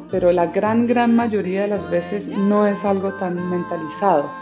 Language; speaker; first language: Spanish; early bilingual, other home language; English